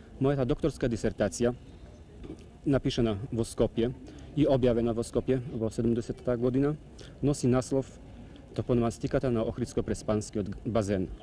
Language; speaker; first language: Macedonian; non-native, fluent; Polish